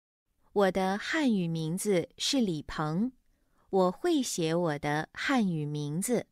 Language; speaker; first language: Chinese; non-native, learner; Vietnamese